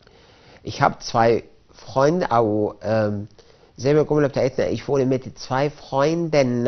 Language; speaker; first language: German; non-native, fluent; Arabic